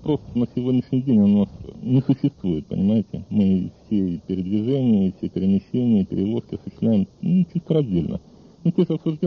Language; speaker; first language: Russian; native; Russian